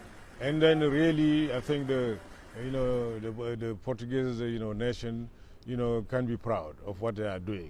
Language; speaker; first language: English; non-native, fluent; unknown